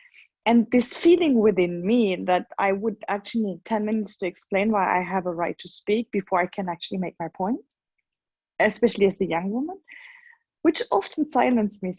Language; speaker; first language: English; non-native, fluent; German